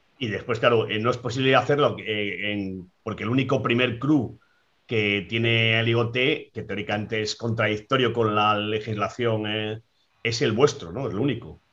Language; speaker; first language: Spanish; native; Spanish